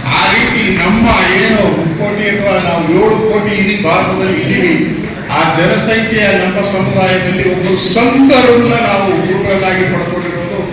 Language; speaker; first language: Kannada; non-native, local second language; Lambadi